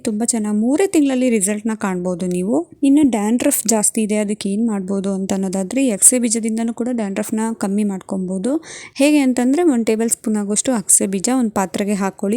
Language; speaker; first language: Kannada; native; Kannada